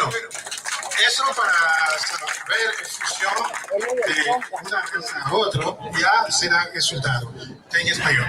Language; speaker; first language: Spanish; non-native, learner; Haitian Creole